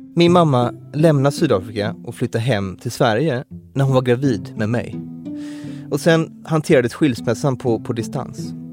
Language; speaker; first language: Swedish; native; Swedish